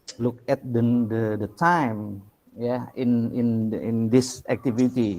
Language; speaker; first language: English; non-native, local second language; Indonesian